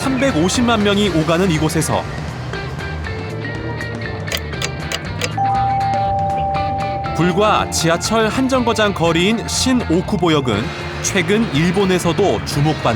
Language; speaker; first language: Korean; native; Korean